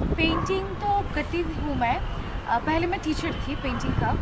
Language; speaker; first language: Hindi; non-native, learner; Bangla